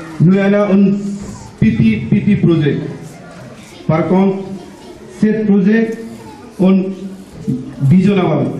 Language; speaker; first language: French; non-native, learner; Bangla